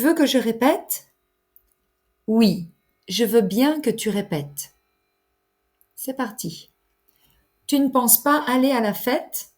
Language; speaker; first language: French; native; French